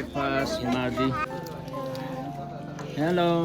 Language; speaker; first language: English; non-native, local second language; Nepali